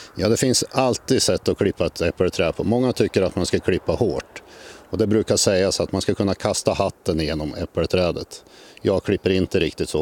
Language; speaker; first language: Swedish; native; Swedish